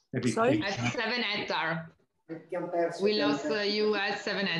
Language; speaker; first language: English; non-native, learner; Italian